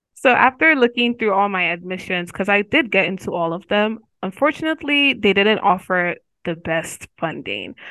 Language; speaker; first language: English; non-native, local second language; Yoruba